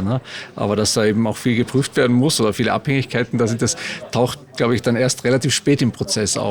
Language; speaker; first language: German; native; German